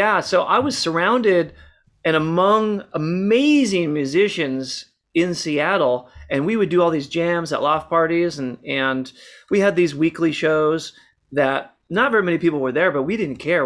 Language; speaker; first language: English; native; English